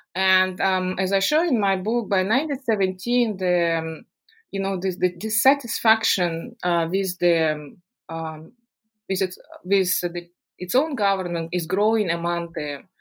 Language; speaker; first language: English; non-native, fluent; Russian